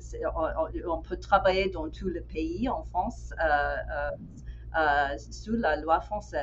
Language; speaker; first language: French; non-native, fluent; English